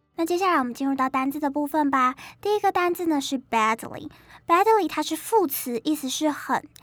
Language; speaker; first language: Chinese; native; Chinese